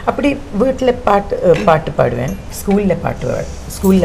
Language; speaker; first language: Malayalam; non-native, local second language; English